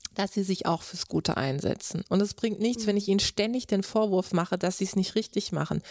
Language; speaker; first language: German; native; German